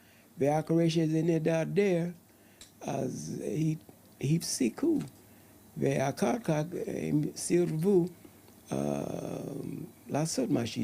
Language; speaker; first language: Hebrew; non-native, learner; English